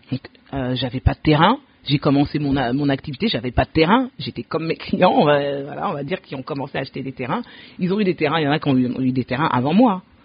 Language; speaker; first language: French; early bilingual, other home language; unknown